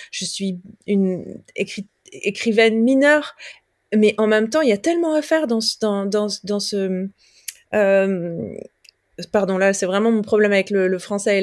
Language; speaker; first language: French; native; French